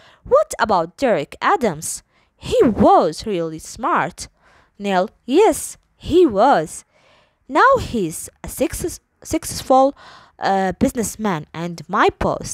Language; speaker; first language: English; non-native, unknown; Arabic